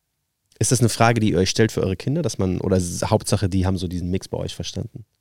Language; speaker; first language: German; native; German